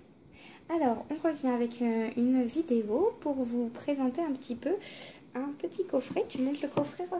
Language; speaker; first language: French; native; French